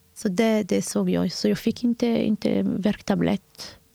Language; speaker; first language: Swedish; non-native, fluent; Somali